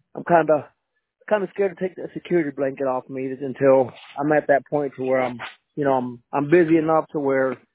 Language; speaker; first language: English; early bilingual, other home language; Spanish